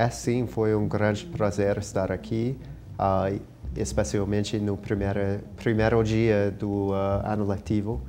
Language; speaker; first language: Portuguese; non-native, fluent; English